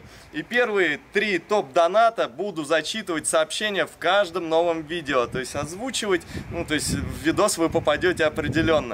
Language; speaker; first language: Russian; native; Russian